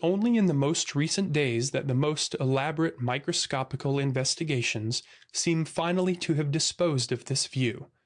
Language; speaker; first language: English; native; English